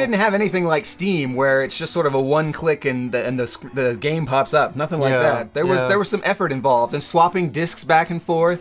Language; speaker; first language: English; native; English